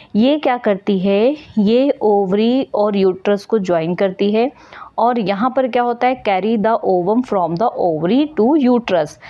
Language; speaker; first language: Hindi; native; Hindi